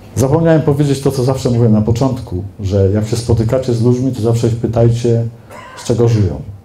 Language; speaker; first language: Polish; native; Polish